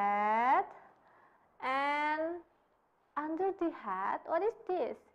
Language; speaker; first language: English; non-native, fluent; Indonesian